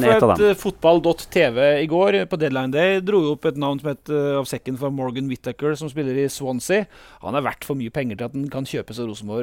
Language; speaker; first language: Norwegian; native; Norwegian